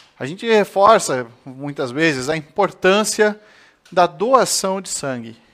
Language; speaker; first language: Portuguese; native; Portuguese